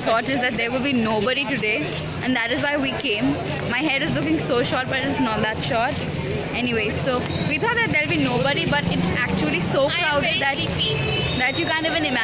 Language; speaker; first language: English; non-native, local second language; Bangla